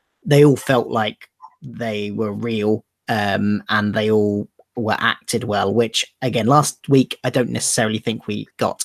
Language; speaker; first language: English; native; English